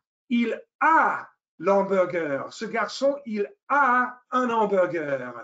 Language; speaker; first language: French; non-native, fluent; English